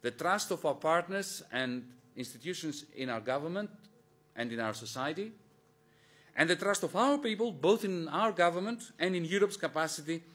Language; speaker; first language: English; non-native, fluent; Greek